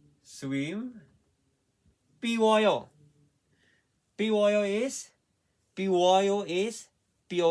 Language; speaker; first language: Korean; non-native, learner; Filipino